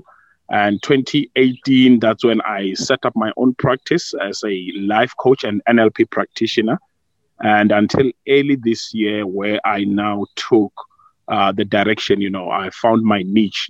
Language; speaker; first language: English; non-native, local second language; Venda